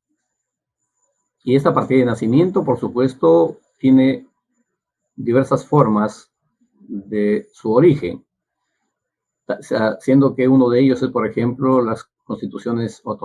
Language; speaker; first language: Spanish; native; Spanish